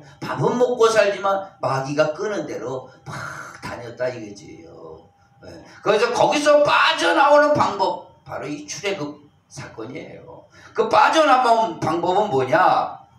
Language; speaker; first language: Korean; native; Korean